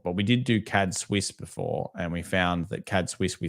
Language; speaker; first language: English; native; English